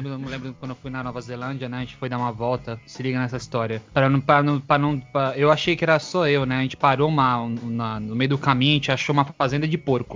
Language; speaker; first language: Portuguese; native; Portuguese